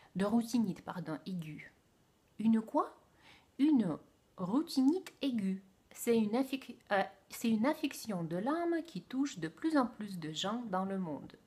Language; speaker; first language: French; non-native, fluent; Russian